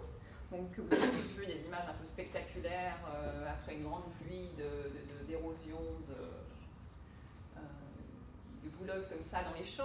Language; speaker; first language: French; native; French